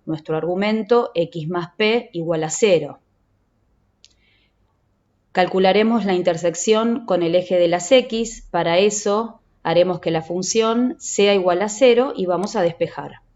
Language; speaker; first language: Spanish; native; Spanish